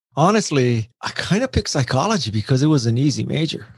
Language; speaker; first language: English; native; English